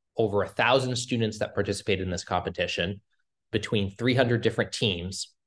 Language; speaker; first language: English; native; English